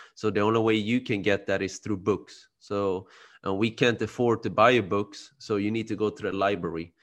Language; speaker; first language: English; early bilingual, other home language; Khmer